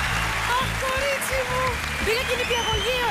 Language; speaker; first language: Greek; early bilingual, heritage; Greek